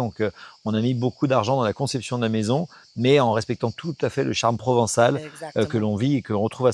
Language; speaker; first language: French; native; French